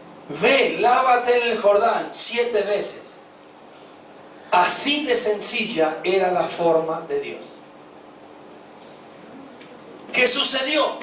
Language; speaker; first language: Spanish; native; Spanish